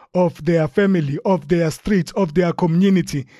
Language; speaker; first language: English; non-native, local second language; Zulu